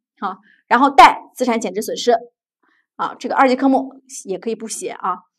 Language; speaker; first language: Chinese; native; Chinese